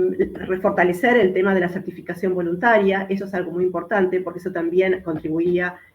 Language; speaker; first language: Spanish; native; Spanish